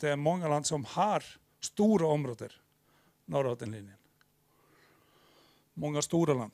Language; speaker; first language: Swedish; non-native, fluent; Icelandic